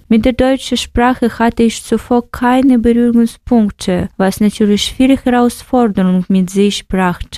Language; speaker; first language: German; non-native, fluent; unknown